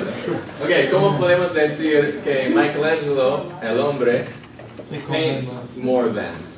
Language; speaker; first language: Spanish; non-native, fluent; English